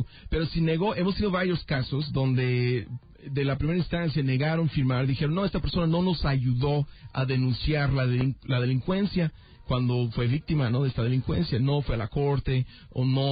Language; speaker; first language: Spanish; native; Spanish